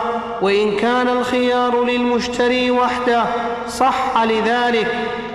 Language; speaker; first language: Arabic; native; Arabic